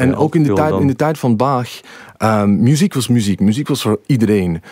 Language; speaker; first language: Dutch; non-native, fluent; English